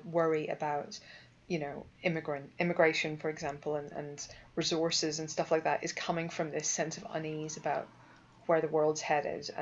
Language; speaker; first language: English; native; English